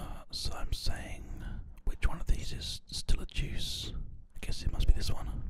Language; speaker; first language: English; native; English